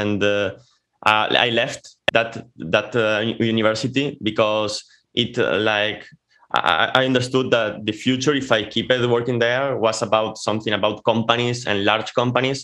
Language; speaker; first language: English; non-native, fluent; Spanish